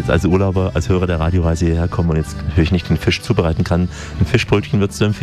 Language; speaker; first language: German; native; German